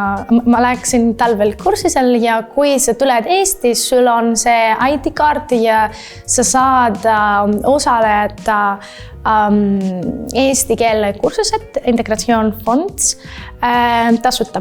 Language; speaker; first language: Estonian; non-native, learner; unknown